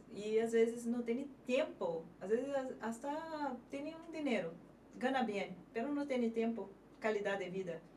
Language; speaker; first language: Spanish; non-native, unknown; Portuguese